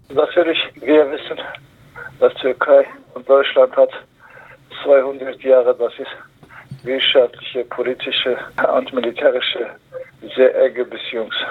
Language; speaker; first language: German; non-native, learner; Kurdish